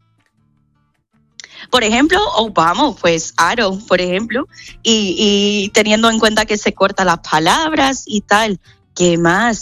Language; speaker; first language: Spanish; non-native, fluent; English